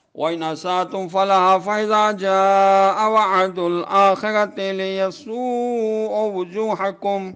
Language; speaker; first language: Arabic; non-native, fluent; Urdu